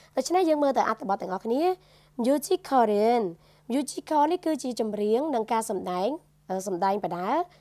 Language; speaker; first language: Khmer; native; Khmer